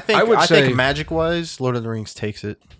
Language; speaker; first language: English; native; English